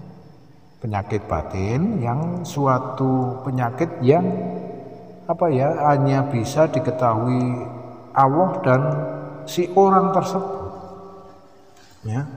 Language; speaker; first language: Indonesian; native; Indonesian